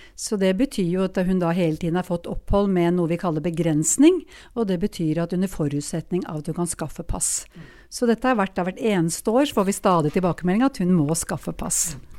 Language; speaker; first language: Norwegian; native; Norwegian